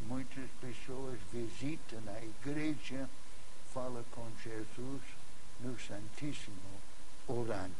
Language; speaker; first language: Portuguese; non-native, fluent; English